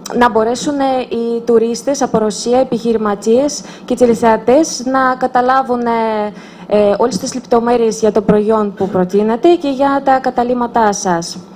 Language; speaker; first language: Greek; non-native, fluent; Russian